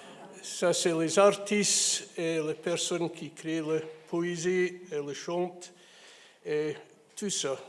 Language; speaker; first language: French; non-native, fluent; English